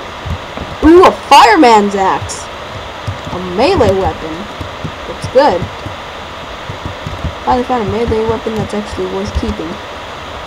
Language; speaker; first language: English; native; English